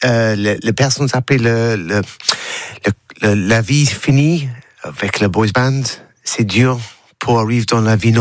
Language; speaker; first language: French; non-native, learner; English